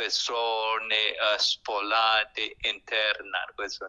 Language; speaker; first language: Italian; non-native, learner; Burmese